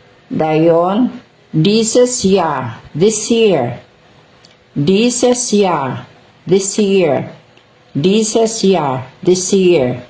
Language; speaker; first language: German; non-native, fluent; Cebuano